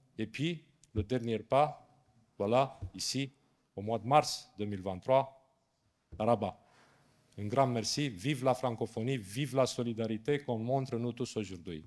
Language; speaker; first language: French; non-native, fluent; Romanian